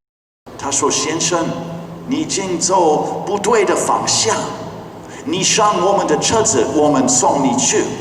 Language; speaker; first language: Chinese; non-native, fluent; English